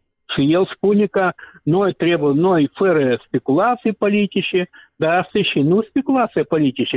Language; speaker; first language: Romanian; non-native, local second language; Russian